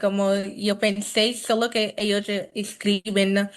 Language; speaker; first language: Spanish; non-native, fluent; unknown